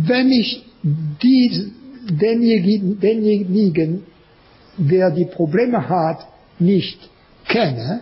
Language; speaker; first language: German; non-native, learner; French